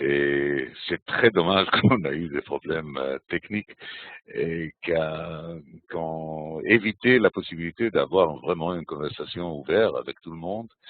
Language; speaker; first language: French; non-native, fluent; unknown